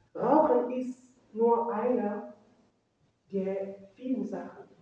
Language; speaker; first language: German; non-native, fluent; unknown